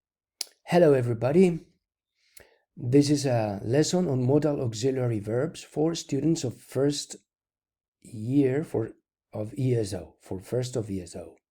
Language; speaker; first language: English; non-native, fluent; Spanish